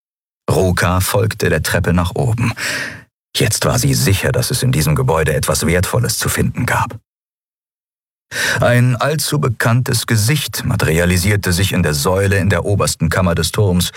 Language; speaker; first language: German; native; German